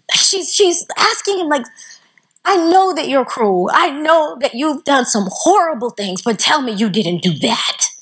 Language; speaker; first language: English; native; English